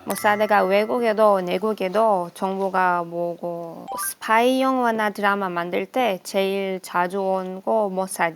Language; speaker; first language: Korean; non-native, fluent; Hebrew